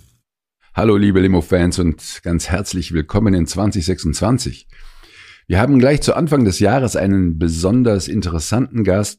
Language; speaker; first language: German; native; German